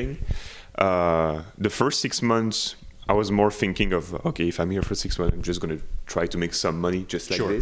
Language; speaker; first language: English; non-native, fluent; French